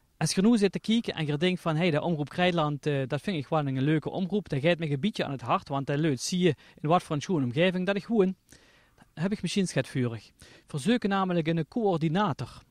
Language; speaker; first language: Dutch; native; Dutch